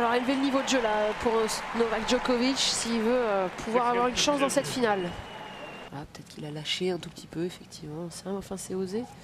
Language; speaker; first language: French; native; French